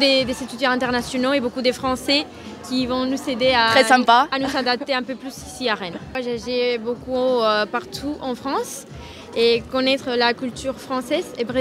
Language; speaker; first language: French; non-native, learner; Spanish